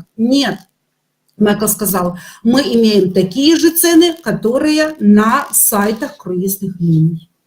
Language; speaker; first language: Russian; native; Russian